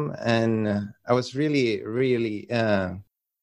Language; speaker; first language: English; non-native, learner; Spanish